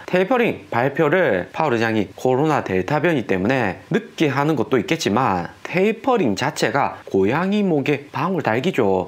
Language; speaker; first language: Korean; native; Korean